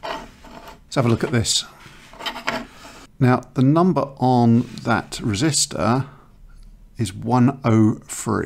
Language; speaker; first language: English; native; English